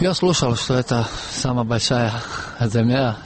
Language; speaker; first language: Russian; non-native, learner; Croatian